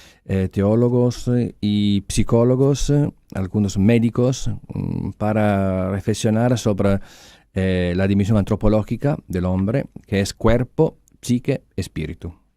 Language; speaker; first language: Spanish; non-native, fluent; Italian